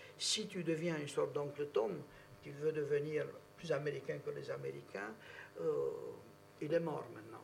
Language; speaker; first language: French; non-native, fluent; Romanian